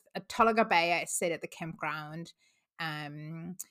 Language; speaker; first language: English; non-native, fluent; German